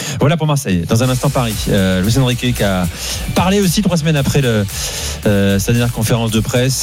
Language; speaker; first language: French; native; French